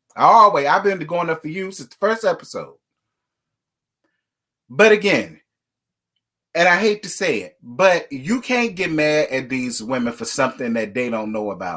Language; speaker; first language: English; native; English